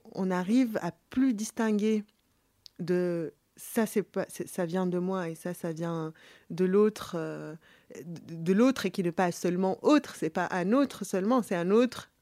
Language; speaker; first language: French; non-native, local second language; Arabic